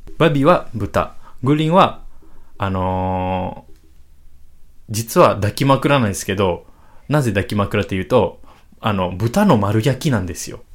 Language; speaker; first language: Japanese; non-native, fluent; Indonesian